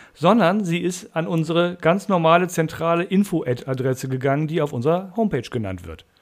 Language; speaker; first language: German; native; German